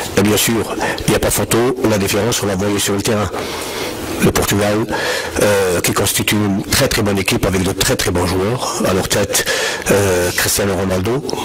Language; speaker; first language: French; non-native, local second language; Arabic